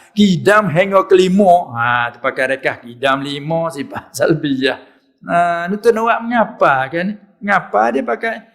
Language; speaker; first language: Malay; native; Malay